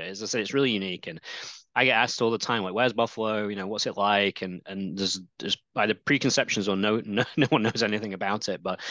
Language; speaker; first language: English; native; English